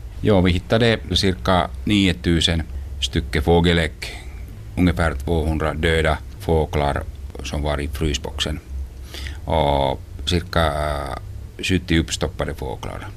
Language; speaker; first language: Swedish; non-native, local second language; Finnish